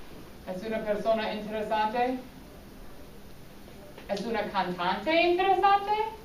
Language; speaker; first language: Spanish; non-native, fluent; English